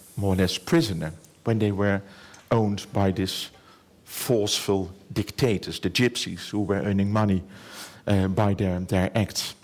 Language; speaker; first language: English; non-native, fluent; Dutch